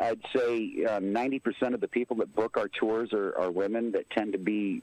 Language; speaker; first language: English; native; English